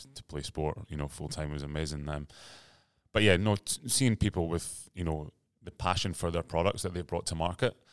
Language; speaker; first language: English; native; English